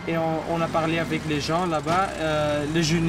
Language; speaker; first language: French; non-native, learner; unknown